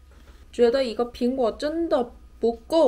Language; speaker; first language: Chinese; non-native, fluent; Korean